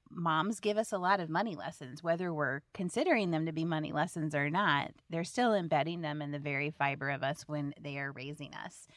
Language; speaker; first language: English; native; English